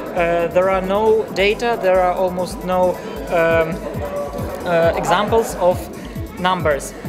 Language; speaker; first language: English; non-native, fluent; Ukrainian